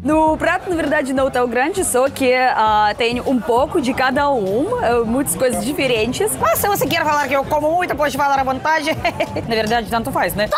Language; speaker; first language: Portuguese; non-native, fluent; Russian